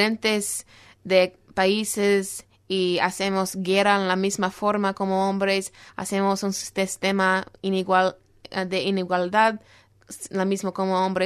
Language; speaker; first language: Spanish; non-native, fluent; English